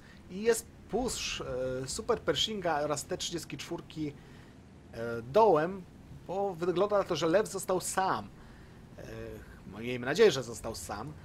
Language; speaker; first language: Polish; native; Polish